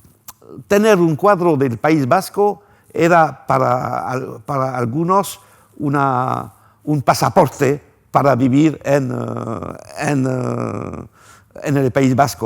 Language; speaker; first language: Spanish; non-native, fluent; French